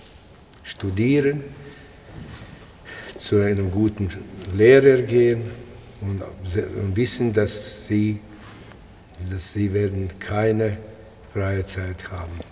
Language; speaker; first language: German; non-native, fluent; Latvian